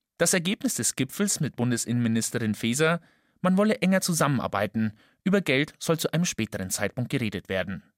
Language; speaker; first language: German; native; German